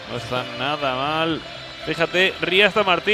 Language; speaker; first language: Spanish; native; Spanish